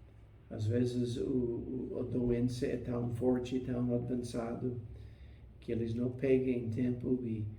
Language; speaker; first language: Portuguese; non-native, fluent; English